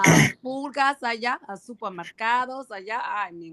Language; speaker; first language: Spanish; non-native, learner; English